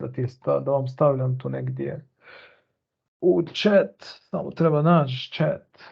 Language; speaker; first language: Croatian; early bilingual, heritage; Bosnian